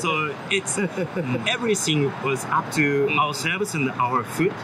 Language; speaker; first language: English; non-native, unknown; Japanese